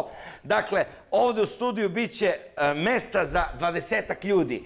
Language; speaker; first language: Serbian; native; Serbian